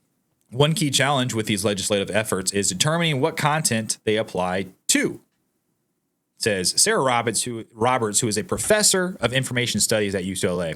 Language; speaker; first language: English; native; English